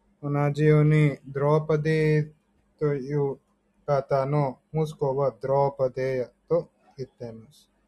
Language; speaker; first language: Japanese; non-native, learner; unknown